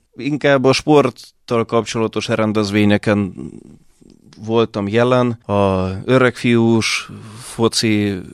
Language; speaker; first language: Hungarian; early bilingual, other home language; Russian